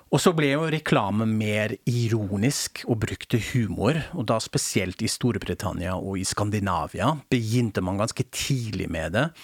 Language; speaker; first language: Norwegian; non-native, fluent; German